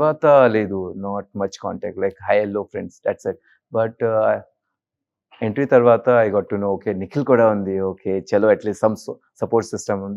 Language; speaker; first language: Telugu; non-native, local second language; Hindi